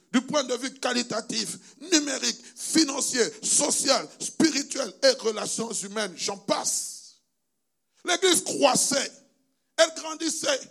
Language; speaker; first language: French; non-native, local second language; Luba-Lulua